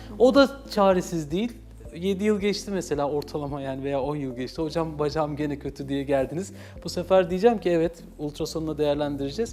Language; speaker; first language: Turkish; native; Turkish